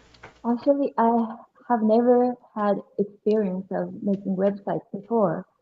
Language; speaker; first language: English; non-native, learner; Japanese